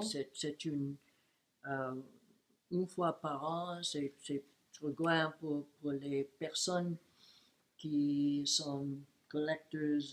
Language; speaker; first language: French; non-native, learner; English